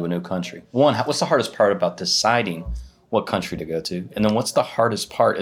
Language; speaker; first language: English; native; English